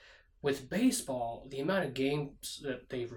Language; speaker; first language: English; native; English